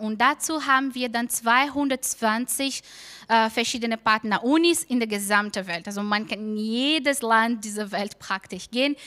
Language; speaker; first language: German; non-native, fluent; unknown